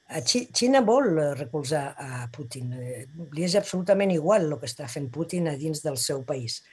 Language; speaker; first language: Catalan; non-native, local second language; Spanish